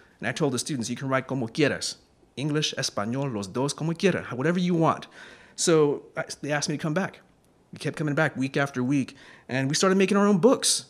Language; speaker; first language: English; native; English